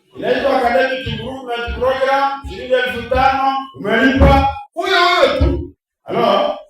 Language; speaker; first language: Swahili; non-native, local second language; Gusii